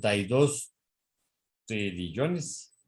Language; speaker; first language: Spanish; native; Spanish